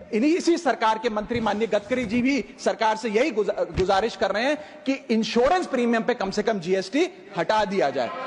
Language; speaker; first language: Hindi; native; Hindi